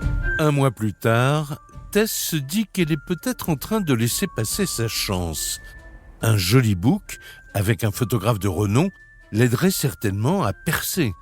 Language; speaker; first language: French; native; French